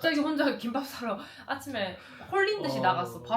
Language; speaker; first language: Korean; native; Korean